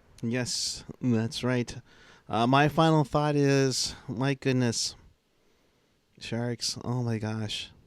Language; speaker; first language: English; native; English